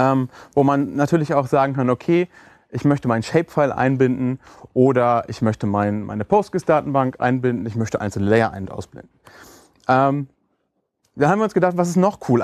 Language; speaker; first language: German; native; German